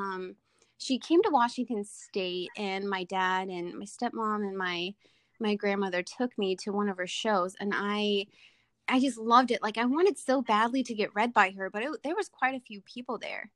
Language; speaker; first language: English; native; English